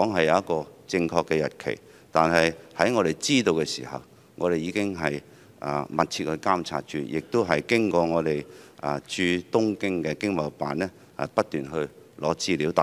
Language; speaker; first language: Chinese; non-native, local second language; Cantonese